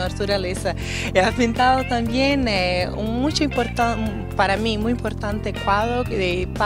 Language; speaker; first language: Spanish; non-native, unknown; Portuguese